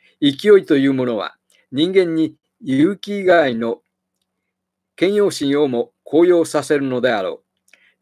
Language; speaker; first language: Japanese; native; Japanese